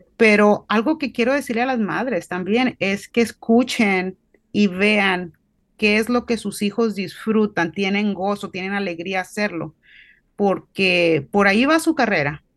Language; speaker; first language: Spanish; native; Spanish